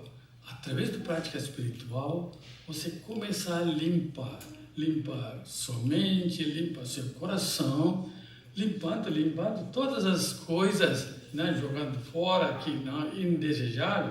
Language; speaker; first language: Portuguese; non-native, fluent; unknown